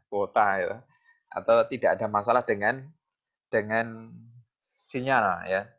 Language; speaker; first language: Indonesian; non-native, local second language; Javanese